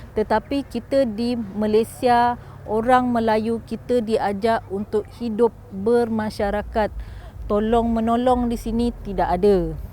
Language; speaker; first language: Malay; native; Malay